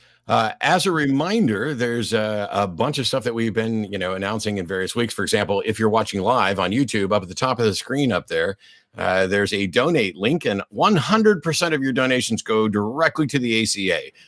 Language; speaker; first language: English; native; English